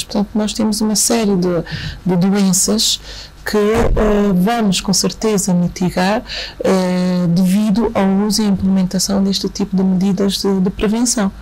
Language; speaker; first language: Portuguese; native; Portuguese